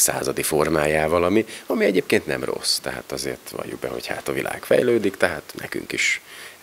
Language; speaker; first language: Hungarian; native; Hungarian